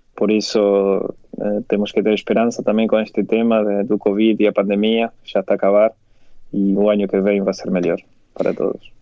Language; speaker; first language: Portuguese; non-native, fluent; Spanish